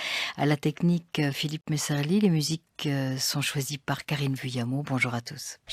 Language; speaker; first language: French; native; French